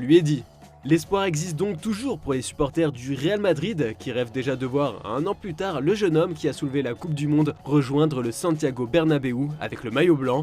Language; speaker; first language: French; native; French